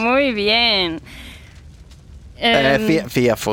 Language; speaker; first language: German; non-native, fluent; Spanish